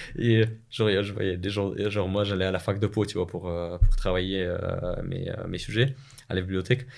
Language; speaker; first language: French; non-native, fluent; Russian